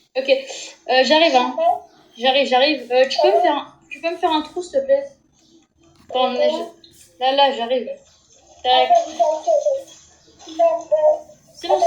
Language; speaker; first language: French; native; French